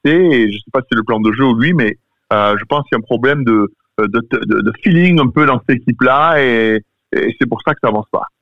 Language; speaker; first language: French; native; French